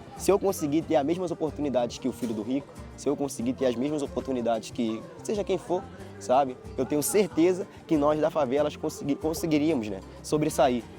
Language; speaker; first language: Portuguese; native; Portuguese